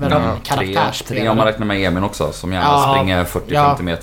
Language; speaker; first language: Swedish; native; Swedish